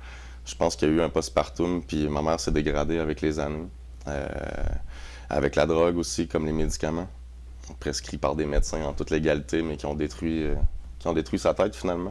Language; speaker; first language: French; native; French